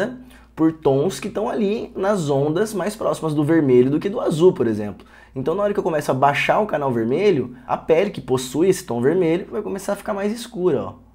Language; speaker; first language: Portuguese; native; Portuguese